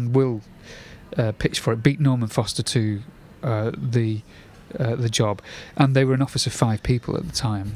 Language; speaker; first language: English; native; English